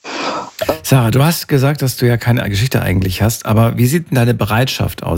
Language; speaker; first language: German; native; German